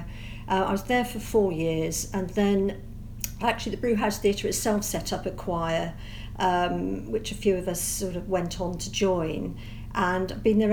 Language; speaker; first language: English; native; English